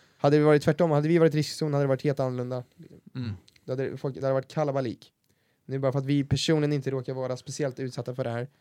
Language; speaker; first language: Swedish; native; Swedish